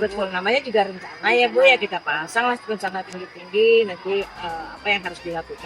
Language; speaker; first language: Indonesian; native; Indonesian